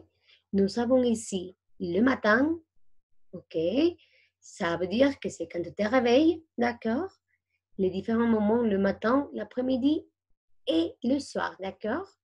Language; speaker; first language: French; non-native, fluent; Spanish